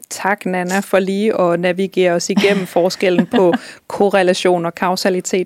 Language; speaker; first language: Danish; native; Danish